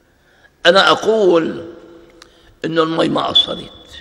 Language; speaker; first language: Arabic; native; Arabic